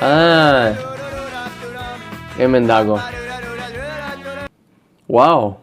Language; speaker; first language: Basque; non-native, learner; English